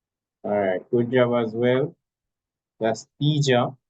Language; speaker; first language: English; native; English